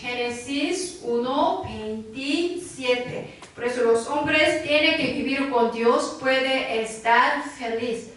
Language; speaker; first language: Spanish; non-native, learner; Korean